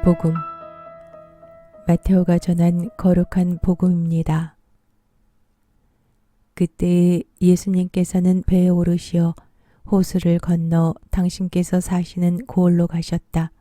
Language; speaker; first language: Korean; native; Korean